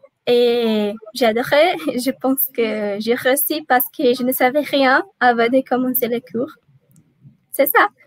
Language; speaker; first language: French; non-native, learner; Portuguese